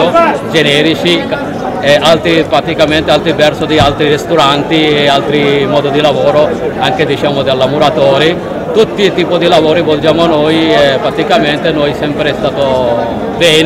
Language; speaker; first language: Italian; non-native, learner; Bangla